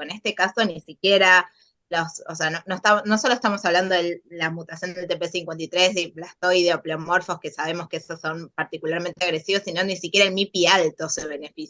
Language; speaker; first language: Spanish; native; Spanish